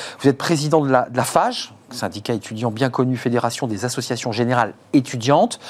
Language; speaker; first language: French; native; French